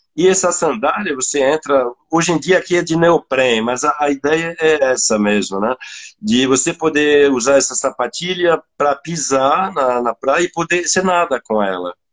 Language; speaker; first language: Portuguese; non-native, fluent; French